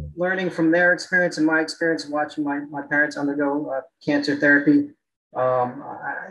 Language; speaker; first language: English; native; English